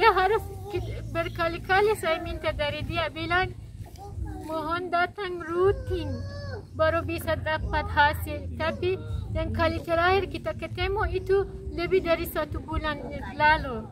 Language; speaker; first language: Indonesian; non-native, learner; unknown